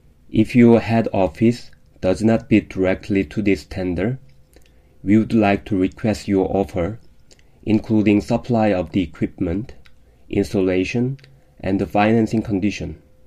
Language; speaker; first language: English; non-native, fluent; Korean